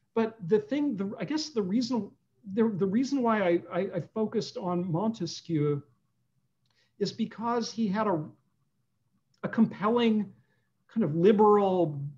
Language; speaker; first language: English; native; English